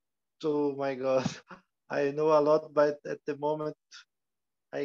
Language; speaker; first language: English; non-native, learner; Portuguese